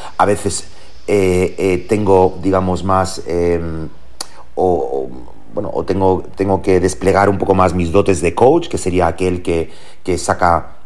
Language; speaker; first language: Spanish; early bilingual, heritage; Spanish